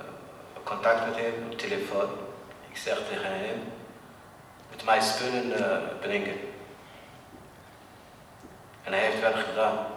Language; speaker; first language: Dutch; non-native, learner; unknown